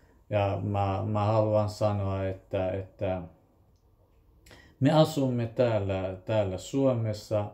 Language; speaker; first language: Finnish; non-native, fluent; Kurdish